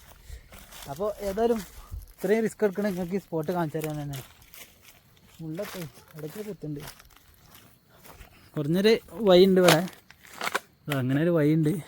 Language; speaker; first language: Malayalam; native; Malayalam